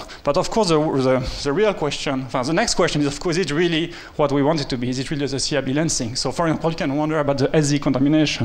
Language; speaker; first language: English; non-native, fluent; French